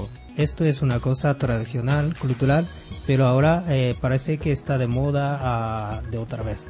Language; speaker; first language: Spanish; non-native, fluent; Japanese